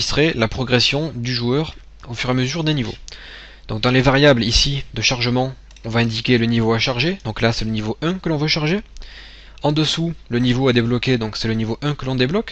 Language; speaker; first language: French; native; French